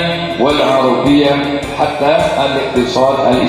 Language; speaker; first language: Arabic; non-native, fluent; Indonesian